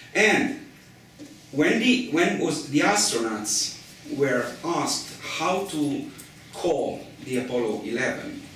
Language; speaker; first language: English; non-native, fluent; Italian